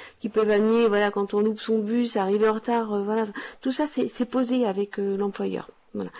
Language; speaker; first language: French; native; French